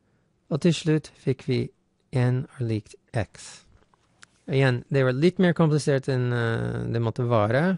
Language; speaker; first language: Norwegian; non-native, fluent; English